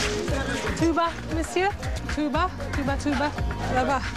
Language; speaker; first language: French; non-native, learner; English